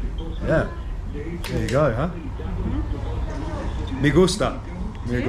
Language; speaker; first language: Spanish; non-native, learner; English